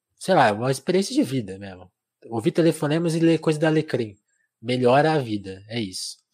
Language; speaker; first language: Portuguese; native; Portuguese